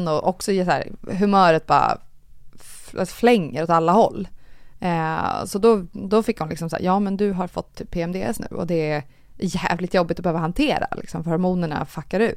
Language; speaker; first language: Swedish; native; Swedish